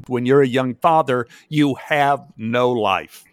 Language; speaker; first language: English; native; English